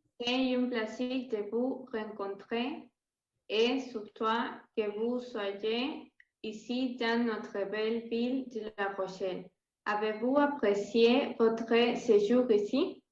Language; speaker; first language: French; non-native, learner; Spanish